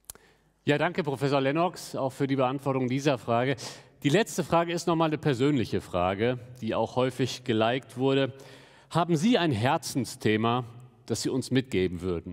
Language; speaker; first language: German; native; German